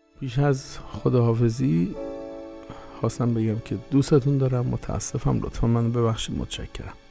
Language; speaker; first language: Persian; native; Persian